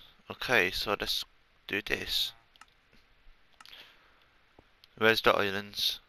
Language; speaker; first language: English; native; English